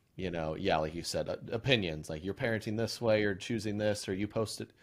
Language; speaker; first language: English; native; English